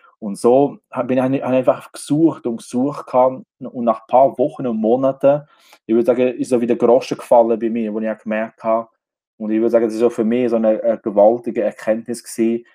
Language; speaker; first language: German; non-native, fluent; Albanian